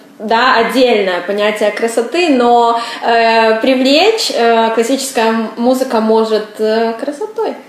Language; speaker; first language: Russian; native; Russian